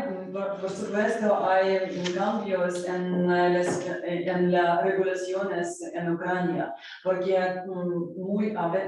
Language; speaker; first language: Spanish; non-native, learner; Ukrainian